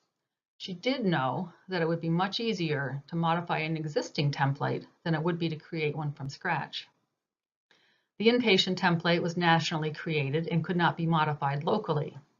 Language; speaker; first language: English; native; English